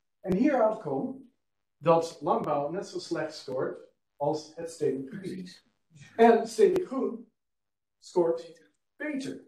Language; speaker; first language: Dutch; non-native, fluent; English